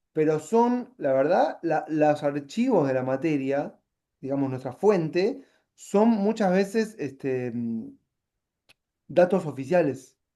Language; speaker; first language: Spanish; native; Spanish